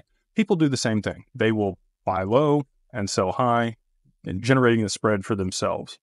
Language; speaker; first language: English; native; English